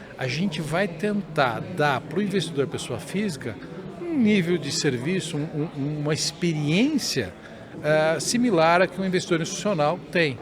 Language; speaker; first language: Portuguese; native; Portuguese